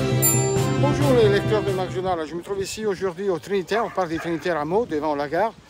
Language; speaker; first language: French; native; French